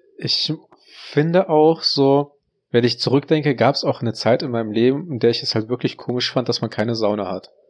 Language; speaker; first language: German; early bilingual, other home language; Russian